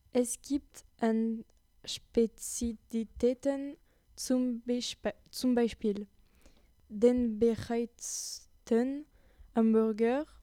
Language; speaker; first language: German; non-native, learner; French